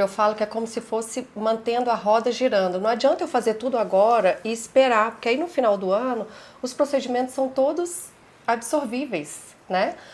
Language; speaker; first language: Portuguese; native; Portuguese